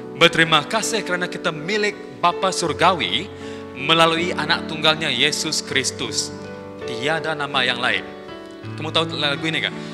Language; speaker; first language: Malay; non-native, local second language; Iban